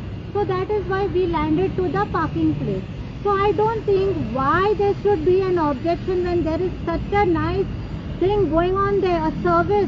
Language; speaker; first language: English; non-native, local second language; Hindi